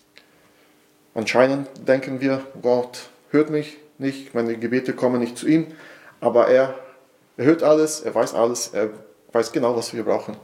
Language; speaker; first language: German; non-native, fluent; Portuguese